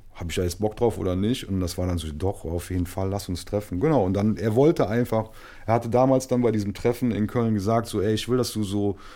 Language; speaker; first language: German; native; German